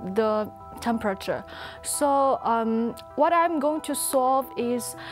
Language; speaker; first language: English; non-native, fluent; Chinese